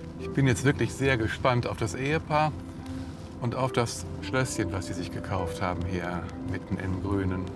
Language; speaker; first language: German; native; German